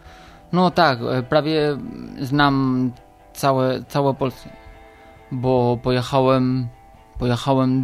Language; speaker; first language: Polish; non-native, learner; Spanish